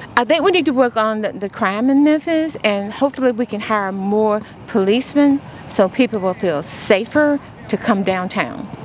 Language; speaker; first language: English; native; English